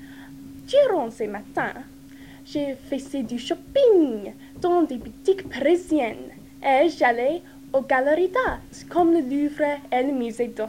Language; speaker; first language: French; non-native, learner; English